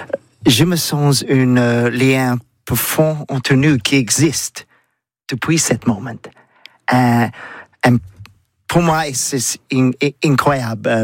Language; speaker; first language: French; non-native, learner; English